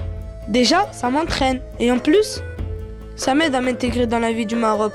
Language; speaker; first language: French; early bilingual, other home language; Arabic